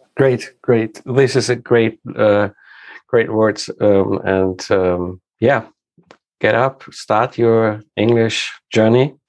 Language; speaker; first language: English; non-native, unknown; German